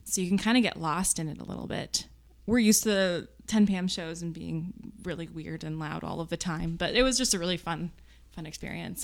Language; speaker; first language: English; native; English